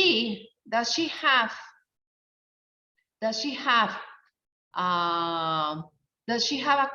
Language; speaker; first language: English; non-native, learner; Spanish